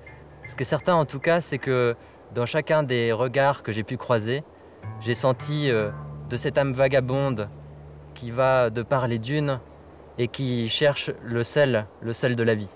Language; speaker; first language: French; native; French